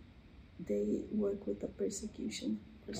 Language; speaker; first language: English; non-native, learner; Portuguese